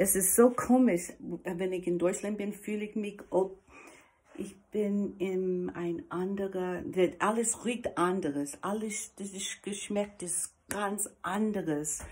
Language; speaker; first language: German; non-native, learner; English